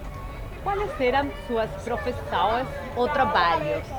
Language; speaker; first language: Portuguese; non-native, fluent; Spanish